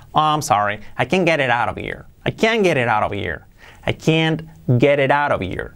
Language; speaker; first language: English; non-native, fluent; Spanish